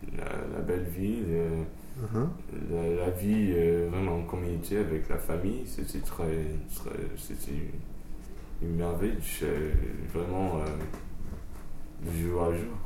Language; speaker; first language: French; non-native, fluent; English